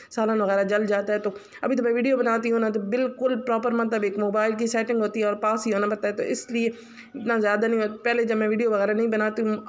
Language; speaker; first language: Urdu; non-native, local second language; Punjabi